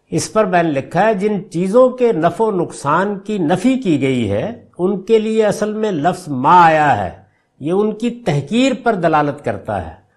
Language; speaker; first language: Urdu; native; Urdu